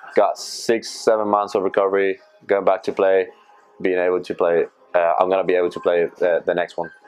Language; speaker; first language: English; non-native, fluent; Spanish